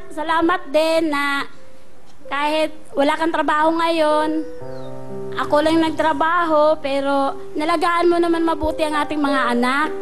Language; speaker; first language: Filipino; non-native, local second language; Cebuano